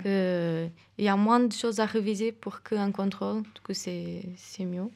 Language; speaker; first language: French; non-native, fluent; Portuguese